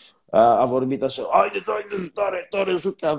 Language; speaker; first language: Romanian; non-native, learner; Polish